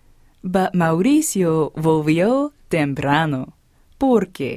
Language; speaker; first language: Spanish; non-native, learner; English